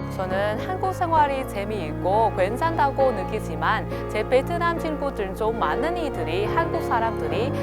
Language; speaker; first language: Korean; non-native, fluent; Vietnamese